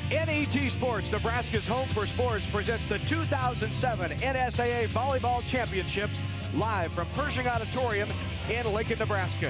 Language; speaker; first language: English; native; English